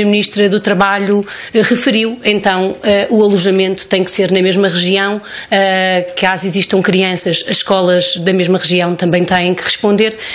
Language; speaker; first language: Portuguese; native; Portuguese